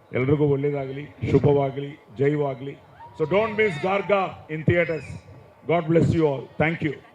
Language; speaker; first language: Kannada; non-native, local second language; Telugu